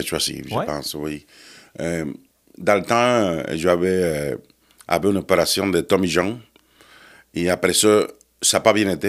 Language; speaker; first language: French; non-native, fluent; Spanish